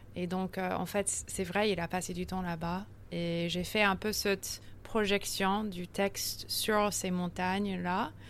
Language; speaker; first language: French; early bilingual, heritage; French